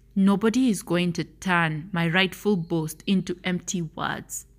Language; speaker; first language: English; non-native, local second language; Swahili